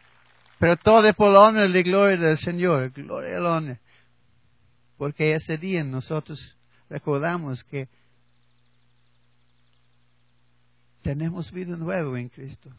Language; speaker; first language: Spanish; non-native, learner; English